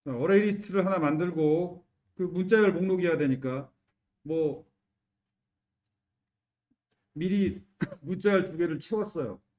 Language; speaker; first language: Korean; native; Korean